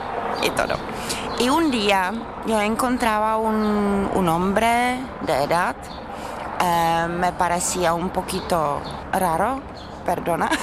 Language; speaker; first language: Spanish; non-native, fluent; Czech